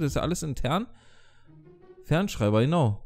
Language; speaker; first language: German; native; German